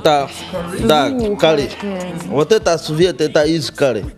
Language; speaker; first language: Russian; non-native, learner; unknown